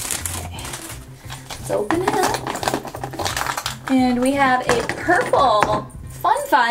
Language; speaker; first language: English; native; English